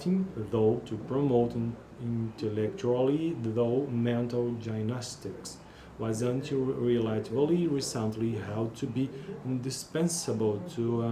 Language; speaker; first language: English; non-native, learner; Portuguese